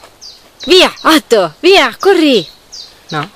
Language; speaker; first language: Italian; native; Italian